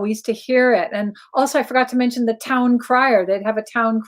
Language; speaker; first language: English; native; English